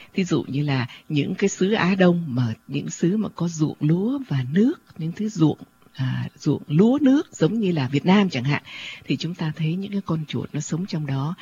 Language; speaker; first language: Vietnamese; native; Vietnamese